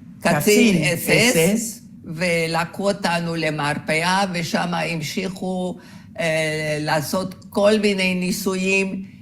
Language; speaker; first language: Hebrew; early bilingual, other home language; Hungarian